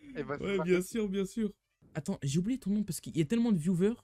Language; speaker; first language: French; native; French